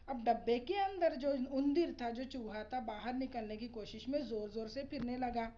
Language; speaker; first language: Hindi; non-native, local second language; Marathi